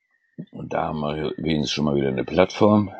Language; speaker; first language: German; native; German